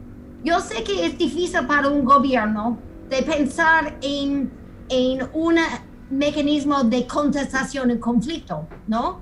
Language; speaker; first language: Spanish; non-native, fluent; English